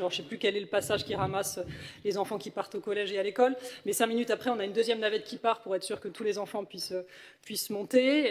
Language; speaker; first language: French; native; French